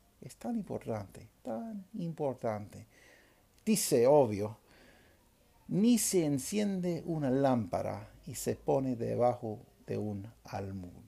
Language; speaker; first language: Spanish; non-native, fluent; English